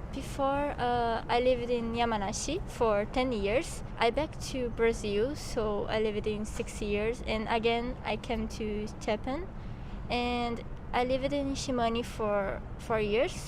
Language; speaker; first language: English; non-native, local second language; Portuguese